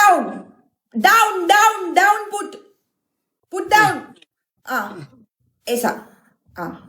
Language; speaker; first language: Hindi; non-native, learner; Malayalam